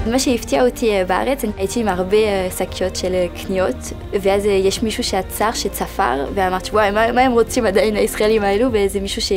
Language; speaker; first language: Hebrew; early bilingual, heritage; French